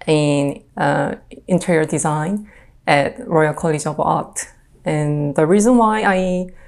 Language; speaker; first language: English; non-native, fluent; Korean